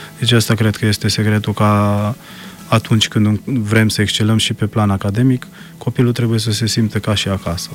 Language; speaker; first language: Romanian; early bilingual, heritage; Romanian